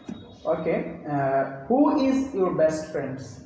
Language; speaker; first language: English; non-native, fluent; Bangla